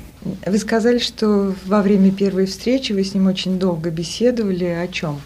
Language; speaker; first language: Russian; native; Russian